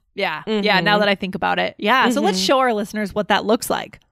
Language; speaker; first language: English; native; English